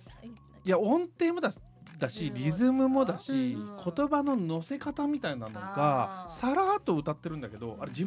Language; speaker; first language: Japanese; native; Japanese